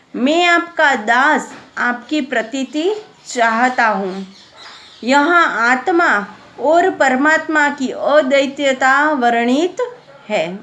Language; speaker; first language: Hindi; non-native, local second language; Gujarati